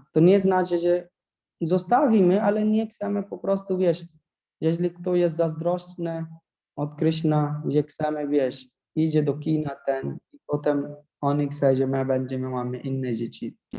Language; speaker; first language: Polish; non-native, learner; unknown